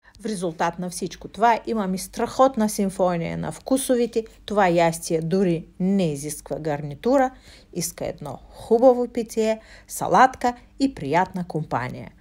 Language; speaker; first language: Bulgarian; non-native, fluent; Russian